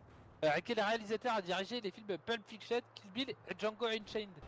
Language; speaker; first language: French; native; French